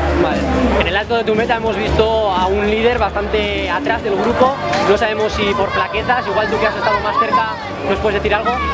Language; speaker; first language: Spanish; native; Spanish